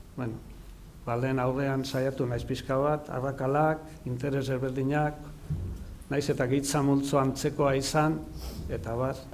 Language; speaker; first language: Basque; native; Basque